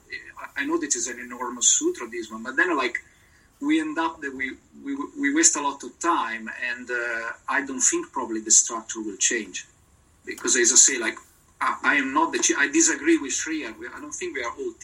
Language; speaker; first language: English; non-native, learner; Italian